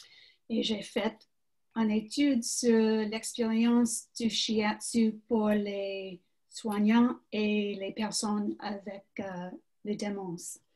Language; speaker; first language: French; non-native, learner; English